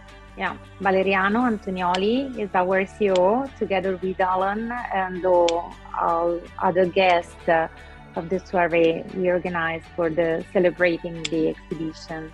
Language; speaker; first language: English; non-native, local second language; Italian